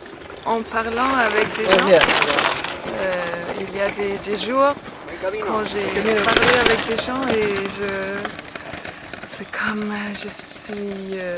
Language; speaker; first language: French; non-native, learner; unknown